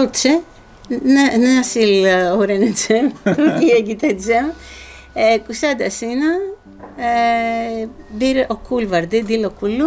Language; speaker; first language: Turkish; non-native, learner; Greek